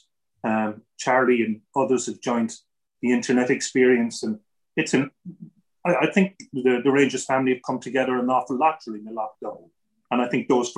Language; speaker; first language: English; native; English